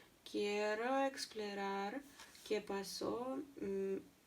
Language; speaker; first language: Spanish; non-native, learner; Russian